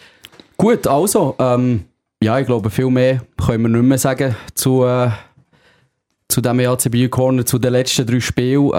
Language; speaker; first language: German; native; German